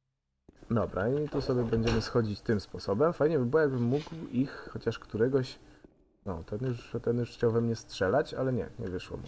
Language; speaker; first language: Polish; native; Polish